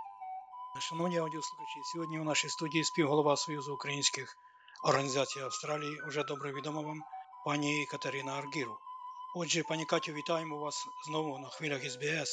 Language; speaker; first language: Ukrainian; native; Ukrainian